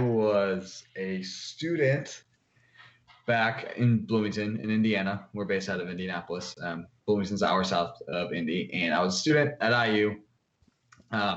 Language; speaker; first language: English; native; English